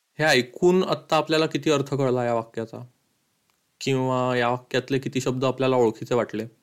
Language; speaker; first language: Marathi; early bilingual, heritage; Marathi